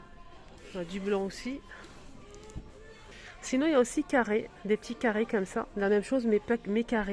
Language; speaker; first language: French; native; French